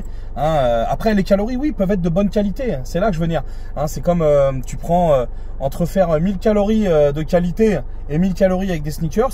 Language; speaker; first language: French; native; French